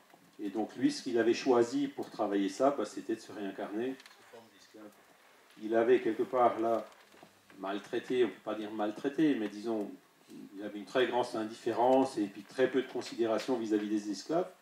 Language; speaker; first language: French; native; French